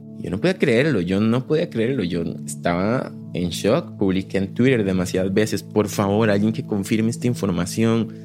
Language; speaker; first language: Spanish; native; Spanish